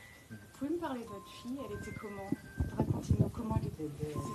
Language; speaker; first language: French; native; French